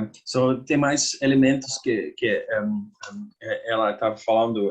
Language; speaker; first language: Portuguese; non-native, learner; Dutch